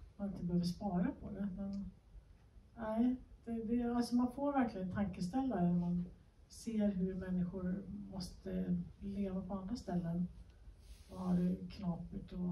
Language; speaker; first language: Swedish; native; Swedish